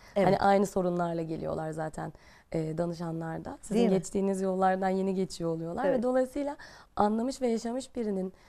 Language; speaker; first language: Turkish; native; Turkish